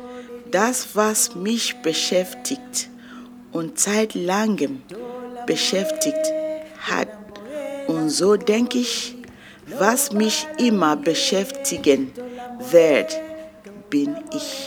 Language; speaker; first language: German; non-native, fluent; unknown